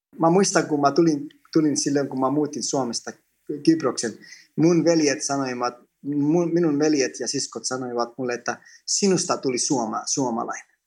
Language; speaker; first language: Finnish; non-native, fluent; Greek